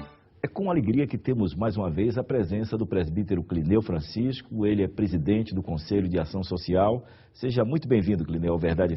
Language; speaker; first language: Portuguese; native; Portuguese